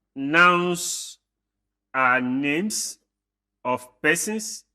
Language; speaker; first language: English; non-native, local second language; Yoruba